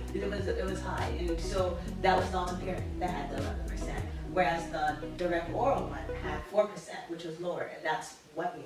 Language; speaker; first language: English; native; English